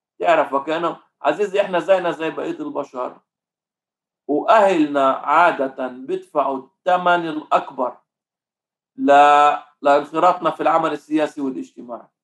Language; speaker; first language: Arabic; native; Arabic